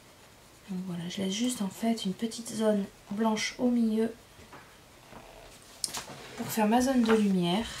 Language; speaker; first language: French; native; French